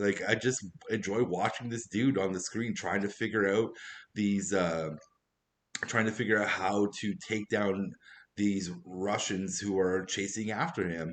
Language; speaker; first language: English; native; English